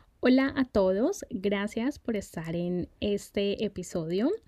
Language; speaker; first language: Spanish; native; Spanish